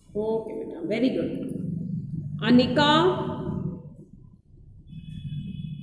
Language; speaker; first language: English; non-native, local second language; Hindi